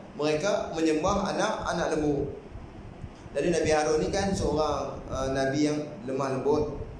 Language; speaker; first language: Malay; native; Malay